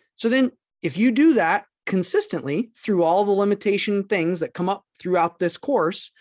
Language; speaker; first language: English; native; English